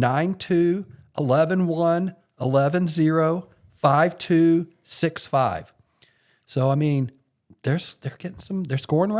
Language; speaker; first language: English; native; English